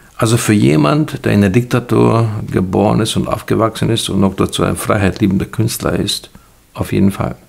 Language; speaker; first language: German; non-native, fluent; Hungarian